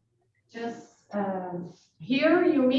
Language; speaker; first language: English; non-native, learner; Portuguese